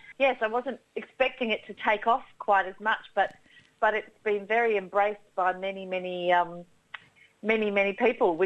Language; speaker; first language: English; early bilingual, other home language; Dutch